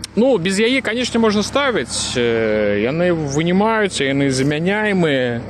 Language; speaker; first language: Russian; native; Russian